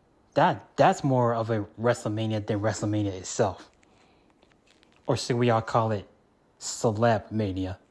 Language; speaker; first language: English; native; English